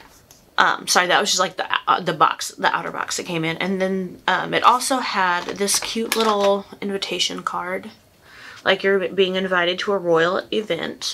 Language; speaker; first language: English; native; English